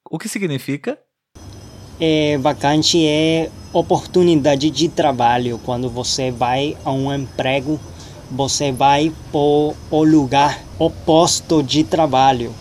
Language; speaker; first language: Portuguese; non-native, learner; Spanish